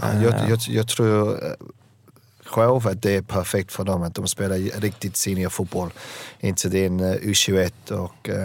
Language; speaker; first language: Swedish; non-native, learner; English